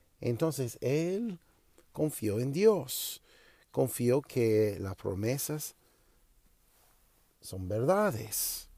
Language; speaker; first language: Spanish; non-native, learner; English